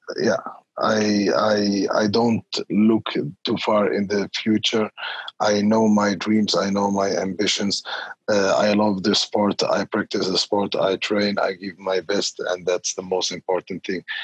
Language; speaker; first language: English; non-native, fluent; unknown